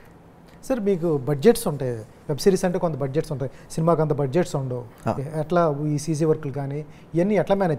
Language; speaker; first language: Telugu; native; Telugu